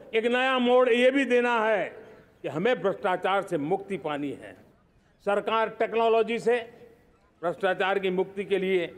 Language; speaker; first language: Hindi; non-native, local second language; Gujarati